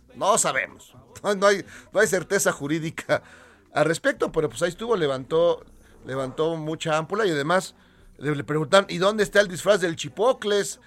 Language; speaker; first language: Spanish; native; Spanish